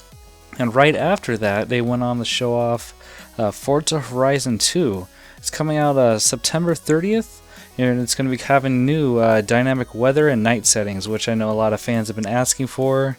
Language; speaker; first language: English; native; English